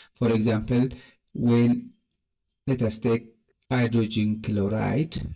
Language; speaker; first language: English; non-native, local second language; Amharic